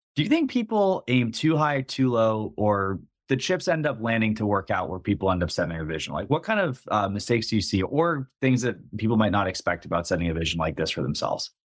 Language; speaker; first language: English; native; English